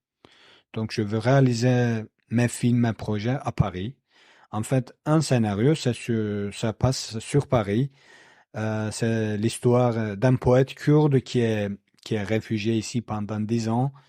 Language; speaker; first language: French; non-native, learner; Kurdish